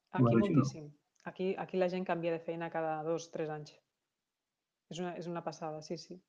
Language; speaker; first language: Catalan; native; Catalan